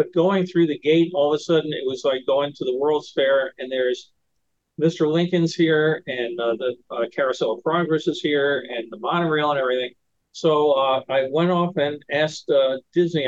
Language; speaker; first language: English; native; English